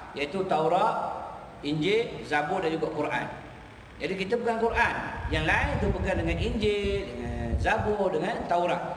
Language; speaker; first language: Malay; native; Malay